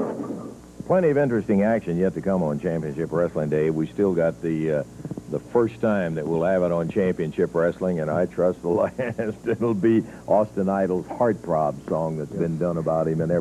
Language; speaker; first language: English; native; English